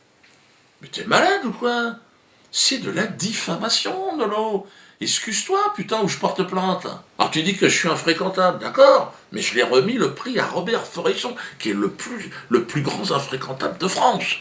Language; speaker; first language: French; native; French